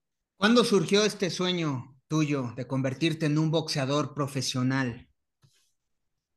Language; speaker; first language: Spanish; native; Spanish